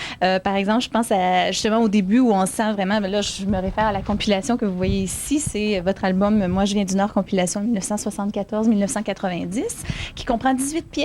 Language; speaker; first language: French; native; French